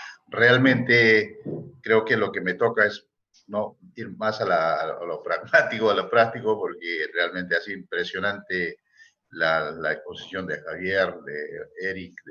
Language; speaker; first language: Spanish; native; Spanish